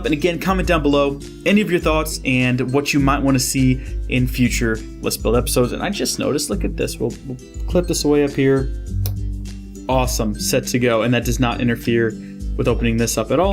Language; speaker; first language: English; native; English